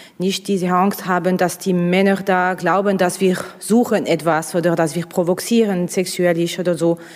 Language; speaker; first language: German; non-native, fluent; Russian